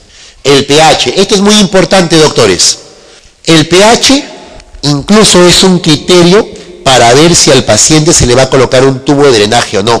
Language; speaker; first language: Spanish; native; Spanish